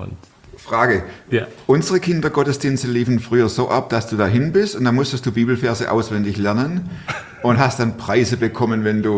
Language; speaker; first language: German; native; German